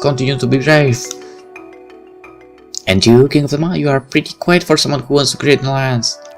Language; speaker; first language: English; non-native, fluent; Polish